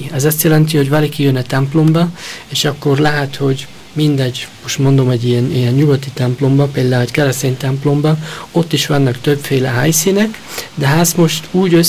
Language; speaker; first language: Hungarian; early bilingual, heritage; Hungarian